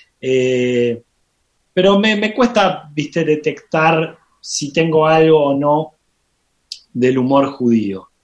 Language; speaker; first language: Spanish; native; Spanish